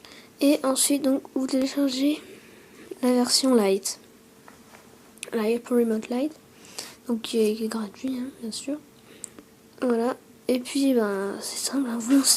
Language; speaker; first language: French; native; French